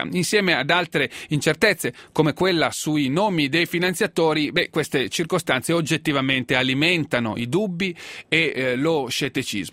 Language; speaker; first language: Italian; native; Italian